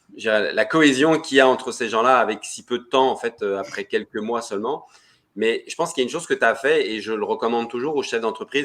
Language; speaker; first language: French; native; French